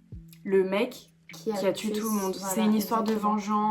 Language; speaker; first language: French; native; French